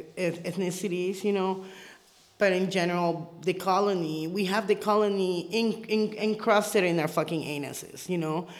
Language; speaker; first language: English; early bilingual, other home language; Spanish